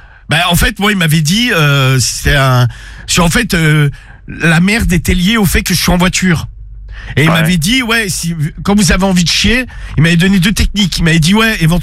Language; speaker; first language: French; native; French